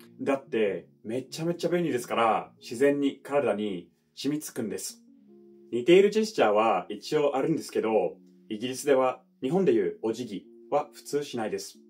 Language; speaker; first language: Japanese; non-native, fluent; English